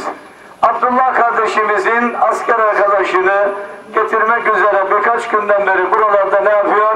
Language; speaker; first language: Turkish; native; Turkish